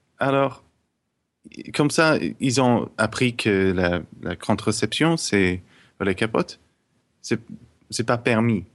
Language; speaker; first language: French; non-native, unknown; English